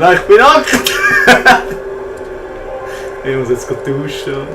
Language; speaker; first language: German; native; German